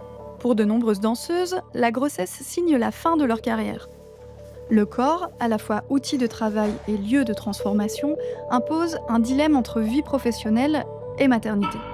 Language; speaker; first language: French; native; French